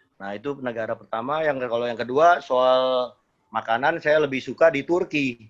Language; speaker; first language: Indonesian; native; Indonesian